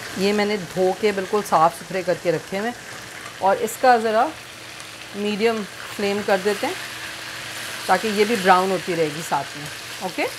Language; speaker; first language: Urdu; native; Urdu